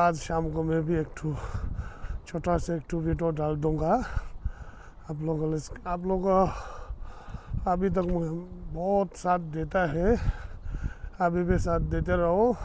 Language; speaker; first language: Hindi; non-native, fluent; Tibetan